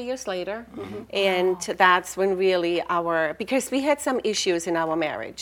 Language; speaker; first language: English; non-native, fluent; German